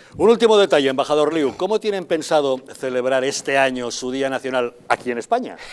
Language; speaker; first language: Spanish; native; Spanish